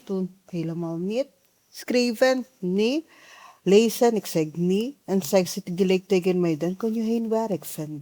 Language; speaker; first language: Dutch; non-native, learner; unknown